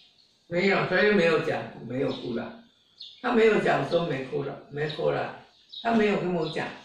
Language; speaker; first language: Chinese; non-native, local second language; Hakka Chinese